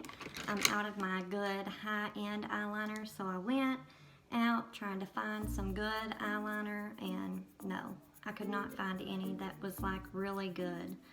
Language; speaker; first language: English; native; English